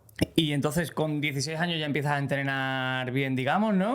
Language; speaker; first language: Spanish; native; Spanish